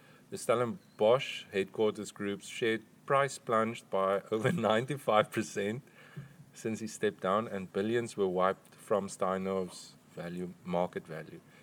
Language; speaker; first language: English; non-native, local second language; Afrikaans